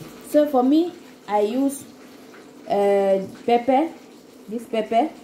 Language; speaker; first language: English; non-native, learner; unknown